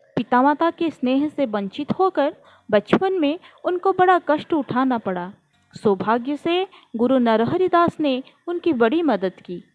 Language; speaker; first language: Hindi; non-native, local second language; Odia